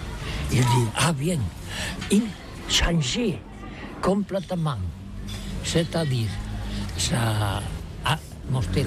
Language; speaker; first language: French; non-native, learner; Catalan